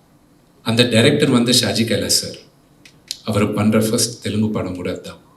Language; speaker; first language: Tamil; non-native, local second language; Telugu